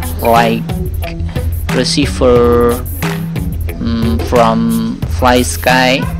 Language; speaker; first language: English; non-native, learner; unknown